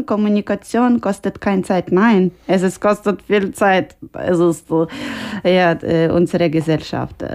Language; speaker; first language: German; non-native, learner; Ukrainian